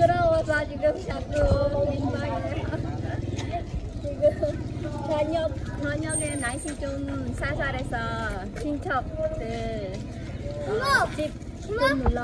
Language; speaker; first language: Korean; non-native, learner; Khmer